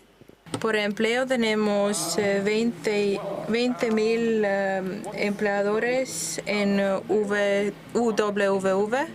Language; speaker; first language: Spanish; non-native, fluent; Dutch